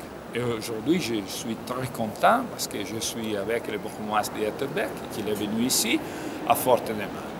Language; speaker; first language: French; non-native, learner; Italian